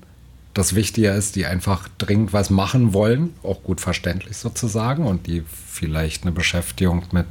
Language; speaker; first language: German; native; German